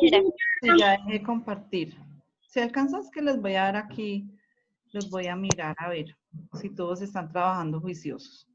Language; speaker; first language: Spanish; native; Spanish